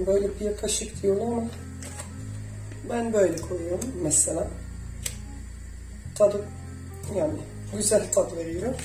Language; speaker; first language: Turkish; early bilingual, heritage; Turkish